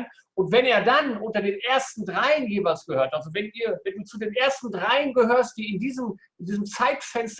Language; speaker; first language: German; native; German